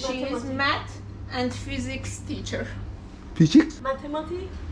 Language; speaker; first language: English; non-native, learner; Russian